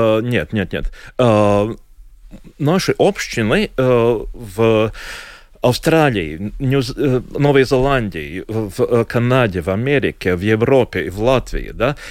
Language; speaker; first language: Russian; non-native, local second language; Latvian